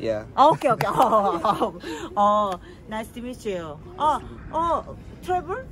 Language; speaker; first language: English; non-native, learner; Korean